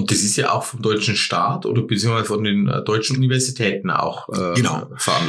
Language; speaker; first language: German; native; German